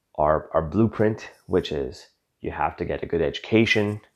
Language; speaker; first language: English; native; English